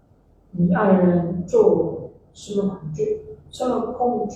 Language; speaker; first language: Chinese; non-native, learner; Indonesian